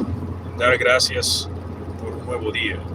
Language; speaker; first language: Spanish; early bilingual, heritage; Spanish